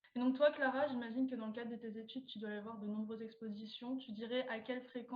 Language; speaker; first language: French; native; French